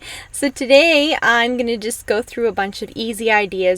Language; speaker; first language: English; native; English